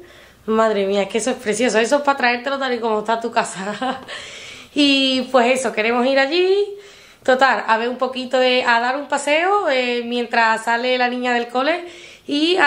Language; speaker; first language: Spanish; native; Spanish